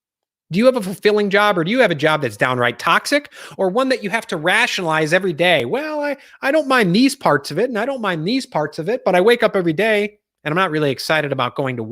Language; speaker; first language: English; native; English